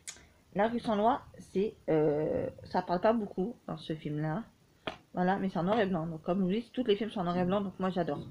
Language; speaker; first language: French; native; French